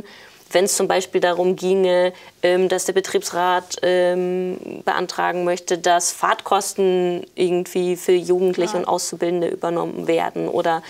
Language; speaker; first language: German; native; German